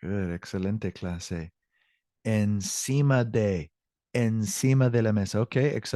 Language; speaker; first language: Spanish; non-native, learner; English